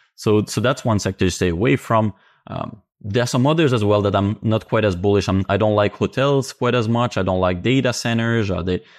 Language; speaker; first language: English; non-native, fluent; Finnish